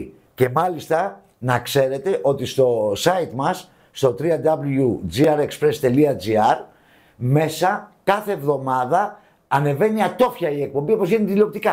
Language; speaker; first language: Greek; native; Greek